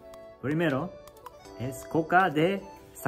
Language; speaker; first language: Spanish; non-native, learner; Japanese